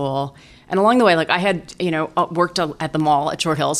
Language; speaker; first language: English; native; English